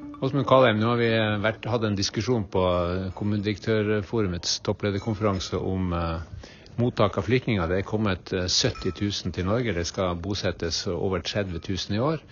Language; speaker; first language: Norwegian; native; Norwegian